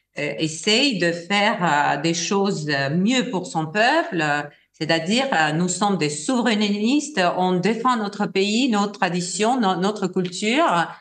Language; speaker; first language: French; non-native, fluent; Georgian